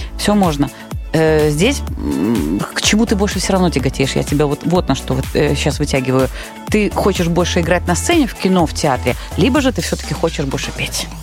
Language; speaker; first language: Russian; native; Russian